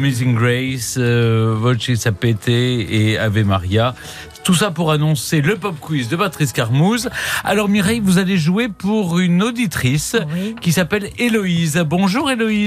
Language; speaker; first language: French; native; French